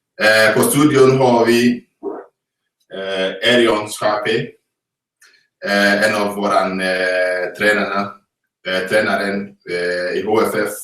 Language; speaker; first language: Swedish; non-native, fluent; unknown